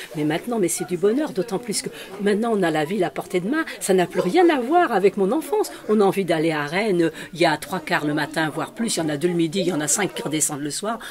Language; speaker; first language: French; native; French